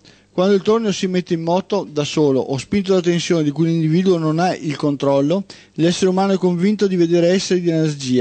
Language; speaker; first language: Italian; native; Italian